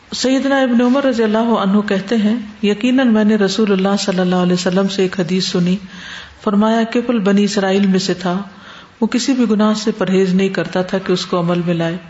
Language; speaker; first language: Urdu; native; Urdu